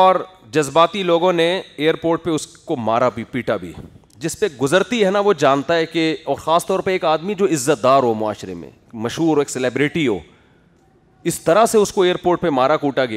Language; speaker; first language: Urdu; native; Urdu